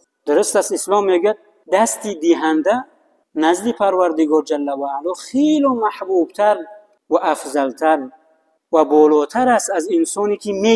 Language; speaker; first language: Persian; native; Persian